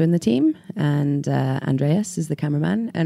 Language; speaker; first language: English; native; English